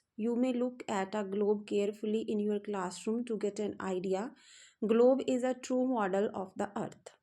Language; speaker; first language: English; non-native, local second language; Punjabi